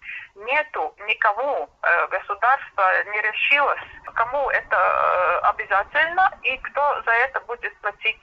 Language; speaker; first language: Russian; non-native, local second language; Latvian